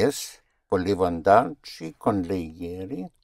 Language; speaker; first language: Italian; non-native, fluent; English